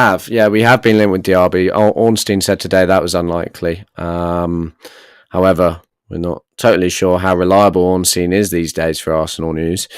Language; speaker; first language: English; native; English